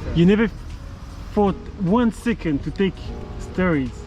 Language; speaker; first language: English; non-native, learner; French